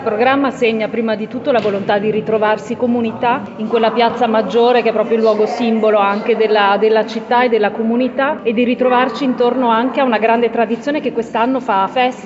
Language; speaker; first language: Italian; native; Italian